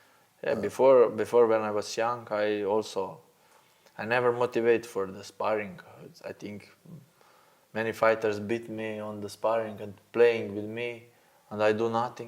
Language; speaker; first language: English; non-native, learner; Slovenian